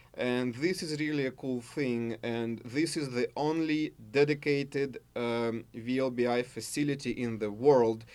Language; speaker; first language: English; non-native, fluent; Russian